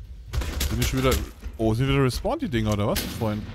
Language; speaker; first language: German; native; German